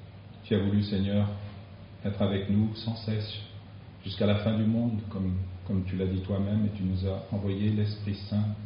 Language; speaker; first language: French; native; French